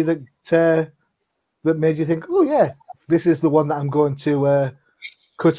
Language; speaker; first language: English; native; English